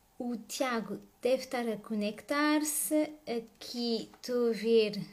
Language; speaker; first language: Portuguese; early bilingual, heritage; Portuguese